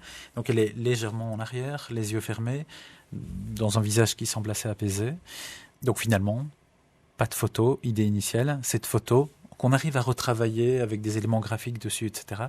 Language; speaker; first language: French; native; French